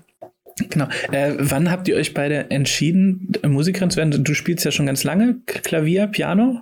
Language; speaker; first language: German; native; German